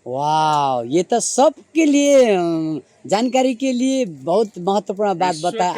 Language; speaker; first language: Hindi; non-native, learner; Nepali